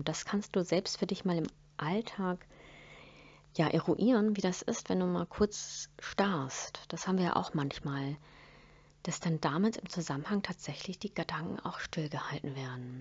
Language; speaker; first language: German; native; German